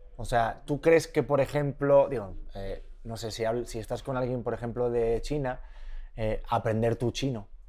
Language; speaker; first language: Spanish; native; Spanish